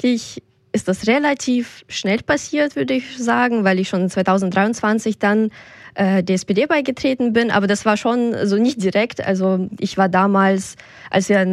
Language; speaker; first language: German; non-native, fluent; Russian